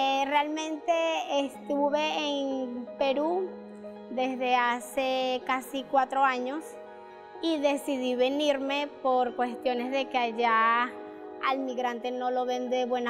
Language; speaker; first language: Spanish; native; Spanish